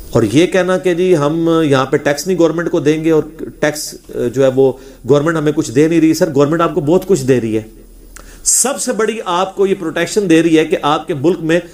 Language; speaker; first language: Urdu; non-native, local second language; Punjabi